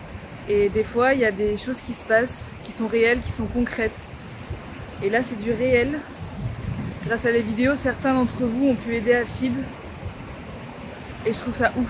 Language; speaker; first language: French; native; French